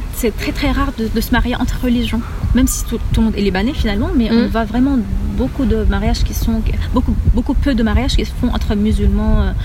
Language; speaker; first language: French; non-native, local second language; Arabic